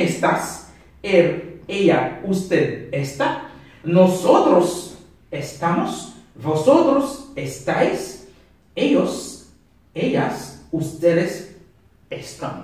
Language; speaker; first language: Spanish; non-native, learner; Haitian Creole